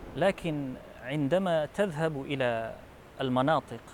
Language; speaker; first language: Arabic; non-native, fluent; Filipino